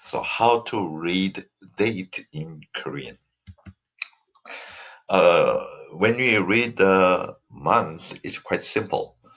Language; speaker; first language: English; non-native, fluent; Korean